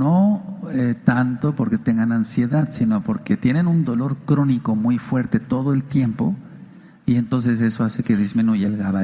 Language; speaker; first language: Spanish; native; Spanish